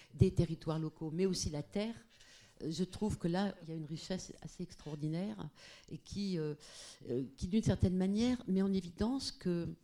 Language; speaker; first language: French; non-native, fluent; Portuguese